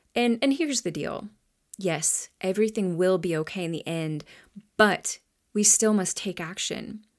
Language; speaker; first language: English; native; English